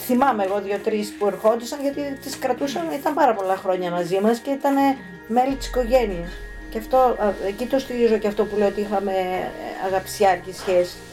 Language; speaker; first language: Greek; early bilingual, heritage; Greek